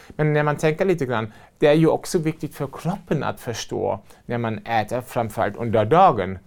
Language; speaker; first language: Swedish; non-native, fluent; German